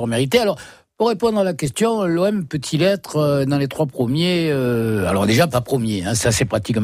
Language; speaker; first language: French; native; French